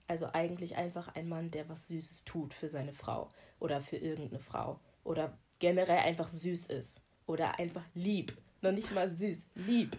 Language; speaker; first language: German; early bilingual, other home language; Akan